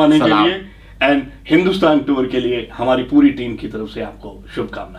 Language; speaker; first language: Hindi; native; Hindi